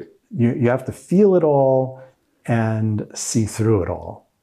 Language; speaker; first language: English; native; English